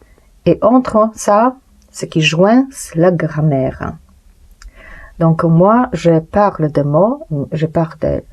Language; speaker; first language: French; non-native, fluent; Polish